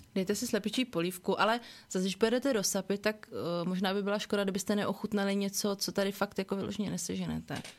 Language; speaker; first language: Czech; early bilingual, other home language; Vietnamese